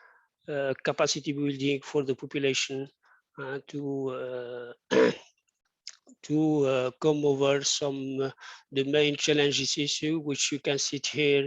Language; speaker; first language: English; non-native, fluent; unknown